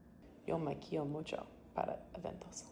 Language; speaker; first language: Spanish; non-native, learner; English